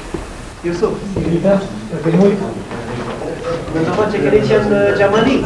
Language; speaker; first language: Albanian; non-native, fluent; English